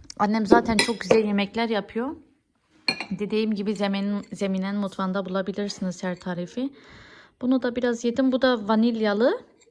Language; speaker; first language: Turkish; early bilingual, heritage; Turkish